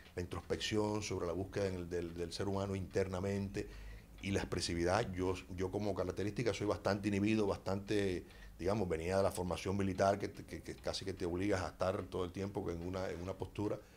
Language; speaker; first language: Spanish; native; Spanish